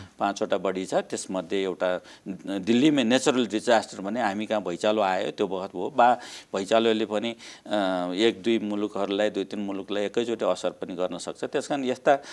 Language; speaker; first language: Nepali; native; Nepali